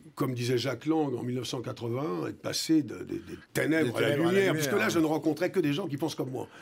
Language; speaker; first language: French; native; French